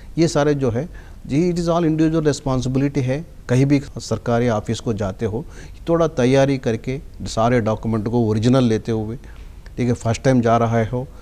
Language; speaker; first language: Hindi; non-native, local second language; Telugu